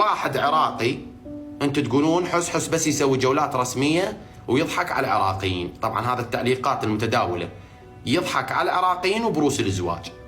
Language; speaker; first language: Arabic; native; Arabic